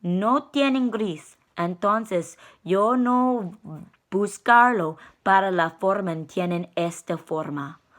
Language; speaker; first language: Spanish; non-native, learner; English